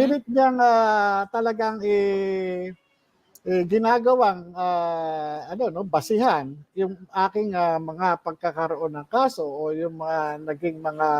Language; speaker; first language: Filipino; native; Filipino